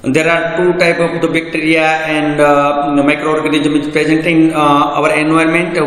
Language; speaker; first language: English; non-native, local second language; Gujarati